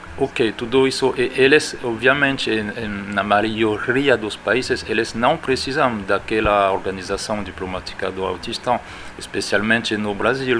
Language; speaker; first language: Portuguese; non-native, fluent; French